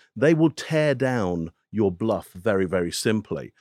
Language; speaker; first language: English; native; English